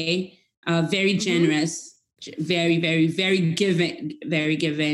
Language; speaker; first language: English; non-native, fluent; French